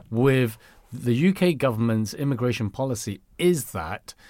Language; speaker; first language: English; non-native, local second language; Cantonese